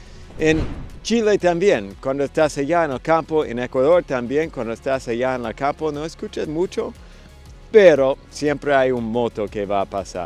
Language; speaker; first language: Spanish; non-native, fluent; English